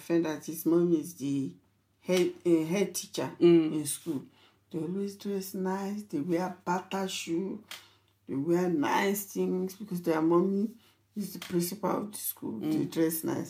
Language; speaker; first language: English; non-native, local second language; Yoruba